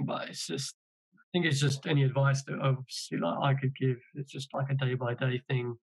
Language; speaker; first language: English; native; English